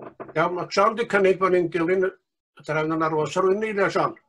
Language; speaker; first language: Welsh; native; Welsh